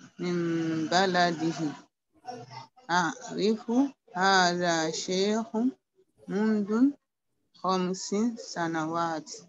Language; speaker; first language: Arabic; non-native, learner; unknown